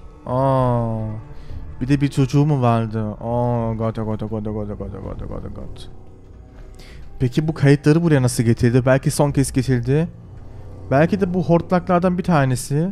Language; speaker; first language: Turkish; early bilingual, heritage; Turkish